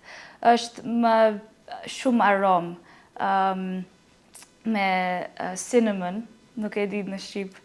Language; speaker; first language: Albanian; non-native, learner; English